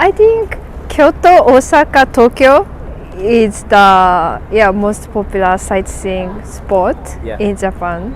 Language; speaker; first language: English; non-native, learner; Japanese